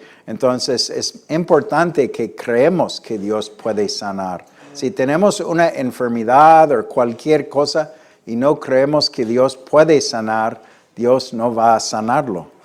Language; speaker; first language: Spanish; non-native, fluent; English